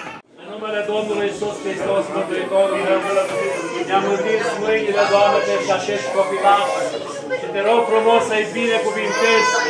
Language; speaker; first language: Romanian; native; Romanian